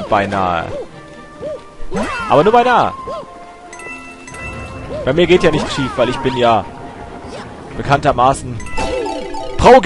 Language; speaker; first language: German; native; German